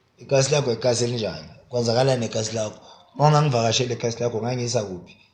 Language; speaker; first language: Zulu; native; Zulu